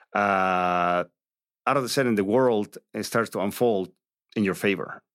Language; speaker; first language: English; non-native, fluent; Spanish